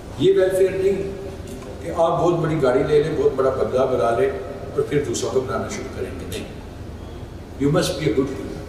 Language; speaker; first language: Urdu; non-native, local second language; Punjabi